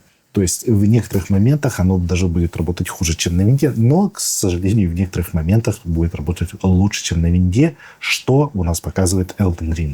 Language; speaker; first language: Russian; native; Russian